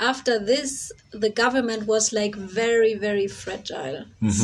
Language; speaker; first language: English; non-native, fluent; German